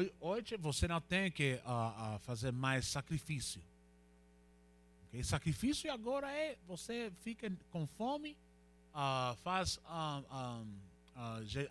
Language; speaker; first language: Portuguese; non-native, fluent; Spanish